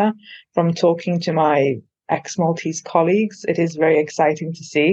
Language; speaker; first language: English; non-native, fluent; Maltese